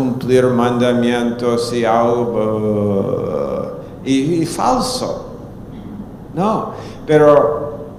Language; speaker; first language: Spanish; non-native, fluent; English